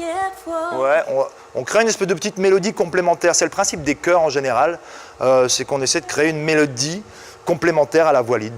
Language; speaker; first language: French; native; French